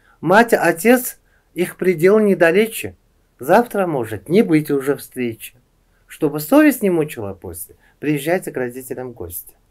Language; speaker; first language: Russian; non-native, local second language; Uzbek